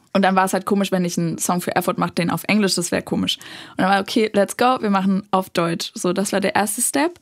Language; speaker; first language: German; native; German